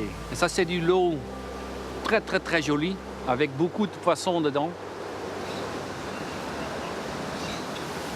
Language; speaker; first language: French; non-native, learner; Dutch